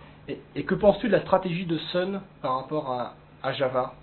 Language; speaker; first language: French; native; French